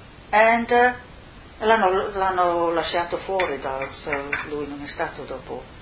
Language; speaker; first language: Italian; early bilingual, other home language; English